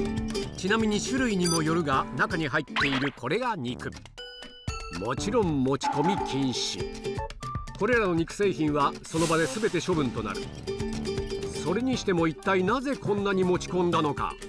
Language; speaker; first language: Japanese; native; Japanese